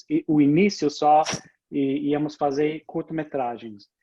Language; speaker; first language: Portuguese; non-native, fluent; English